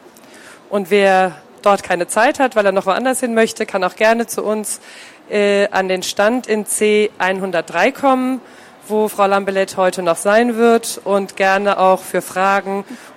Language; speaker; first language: German; native; German